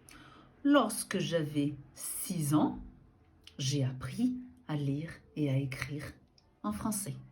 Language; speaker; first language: French; non-native, fluent; Portuguese